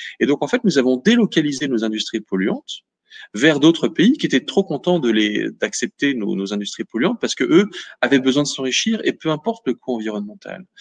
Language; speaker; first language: French; native; French